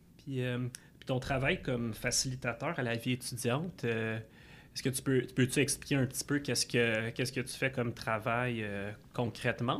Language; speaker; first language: French; native; French